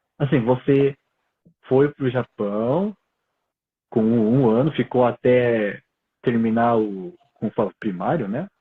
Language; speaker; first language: Portuguese; early bilingual, other home language; Japanese